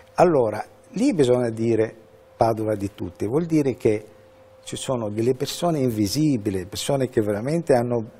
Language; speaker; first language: Italian; non-native, fluent; Arabic